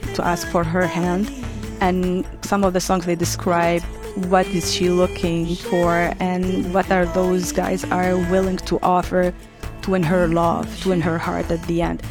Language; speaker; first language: English; non-native, fluent; Arabic